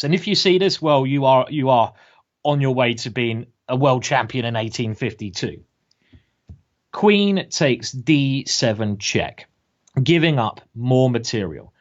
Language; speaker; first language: English; native; English